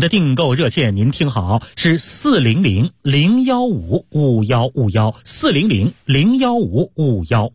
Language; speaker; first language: Chinese; native; Chinese